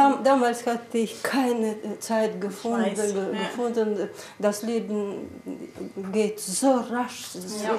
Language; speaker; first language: German; non-native, learner; Russian